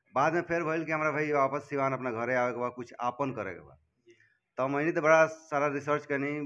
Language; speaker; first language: Hindi; native; Hindi